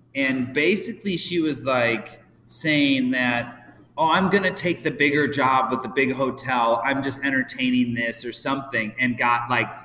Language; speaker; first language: English; native; English